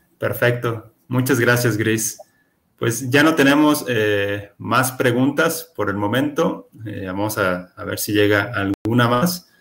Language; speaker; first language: Spanish; native; Spanish